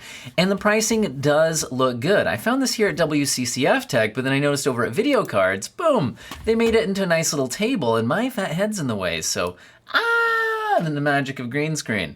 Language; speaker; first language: English; native; English